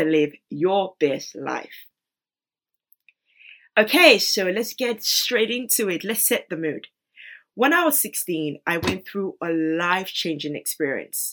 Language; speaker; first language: English; non-native, local second language; Yoruba